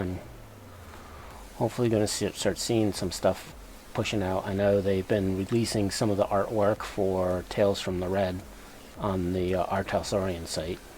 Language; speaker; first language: English; native; English